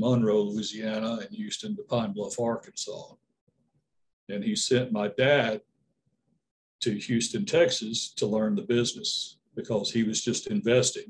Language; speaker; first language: English; native; English